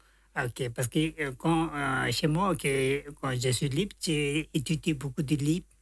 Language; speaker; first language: French; non-native, learner; Tibetan